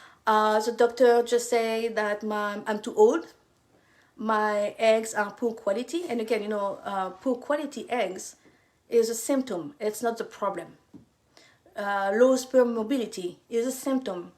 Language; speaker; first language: English; non-native, fluent; French